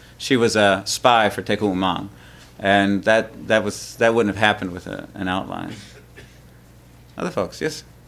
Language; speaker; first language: English; early bilingual, other home language; Spanish